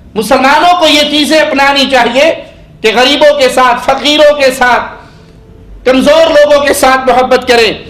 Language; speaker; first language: Urdu; non-native, local second language; Punjabi